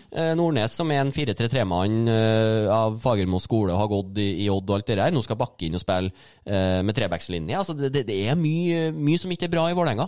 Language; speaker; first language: Norwegian; native; Norwegian